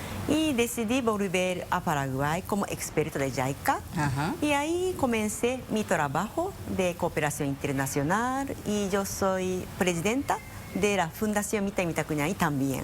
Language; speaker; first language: Spanish; non-native, fluent; Japanese